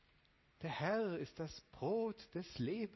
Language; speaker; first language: German; non-native, fluent; Romanian